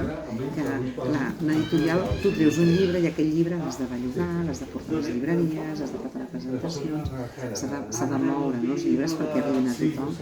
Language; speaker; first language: Catalan; native; Catalan